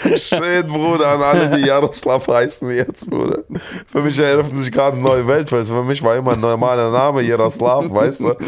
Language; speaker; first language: German; early bilingual, other home language; Russian